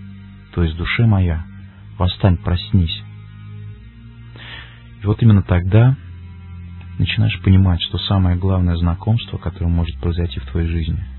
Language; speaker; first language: Russian; native; Russian